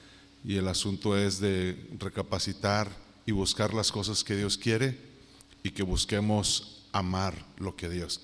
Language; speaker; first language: Spanish; native; Spanish